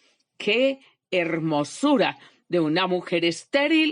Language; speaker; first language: Spanish; native; Spanish